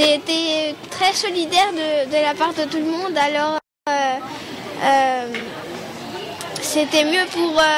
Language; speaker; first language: French; non-native, learner; Spanish